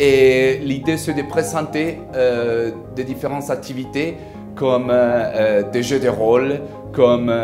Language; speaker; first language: French; non-native, fluent; Spanish